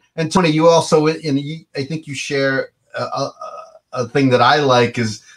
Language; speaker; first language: English; native; English